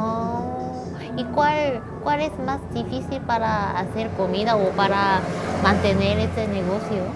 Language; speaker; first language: Spanish; non-native, learner; Korean